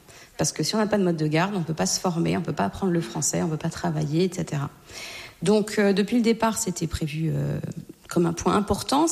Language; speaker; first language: French; native; French